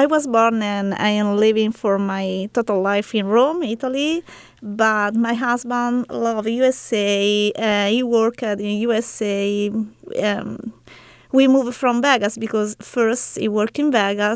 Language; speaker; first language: English; non-native, learner; Italian